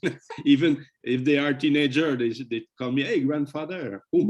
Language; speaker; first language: English; non-native, fluent; French